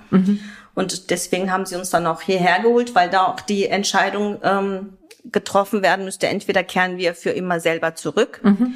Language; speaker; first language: German; early bilingual, other home language; Kurdish